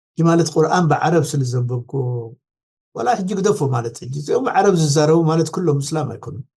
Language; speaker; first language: Tigrinya; non-native, local second language; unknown